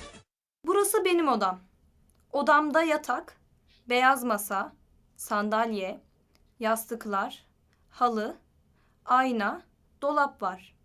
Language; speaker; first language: Turkish; non-native, learner; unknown